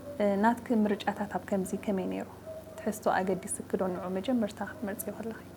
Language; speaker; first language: Tigrinya; native; Tigrinya